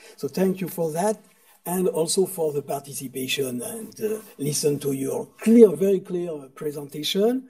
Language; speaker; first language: English; non-native, fluent; French